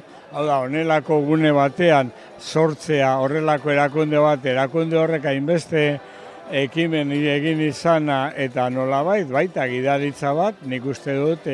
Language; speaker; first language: Basque; native; Basque